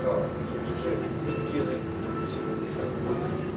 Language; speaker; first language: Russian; non-native, learner; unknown